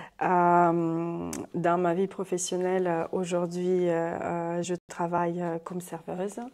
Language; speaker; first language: French; non-native, fluent; Russian